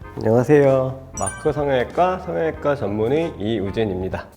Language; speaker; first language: Korean; native; Korean